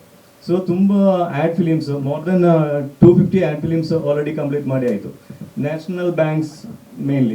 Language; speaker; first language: Kannada; non-native, local second language; Malayalam